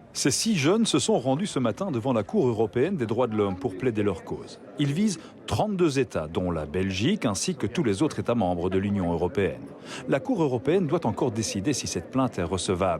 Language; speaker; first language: French; native; French